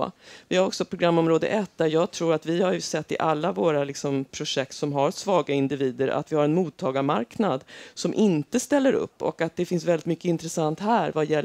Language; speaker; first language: Swedish; native; Swedish